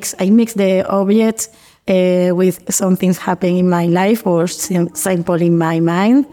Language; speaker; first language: English; non-native, learner; Spanish